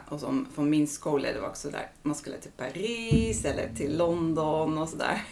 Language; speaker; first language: Swedish; non-native, fluent; Dutch